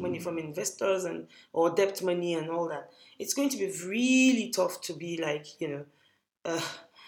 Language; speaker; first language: English; non-native, local second language; Hausa